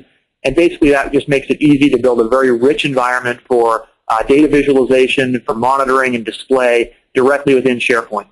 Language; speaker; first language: English; native; English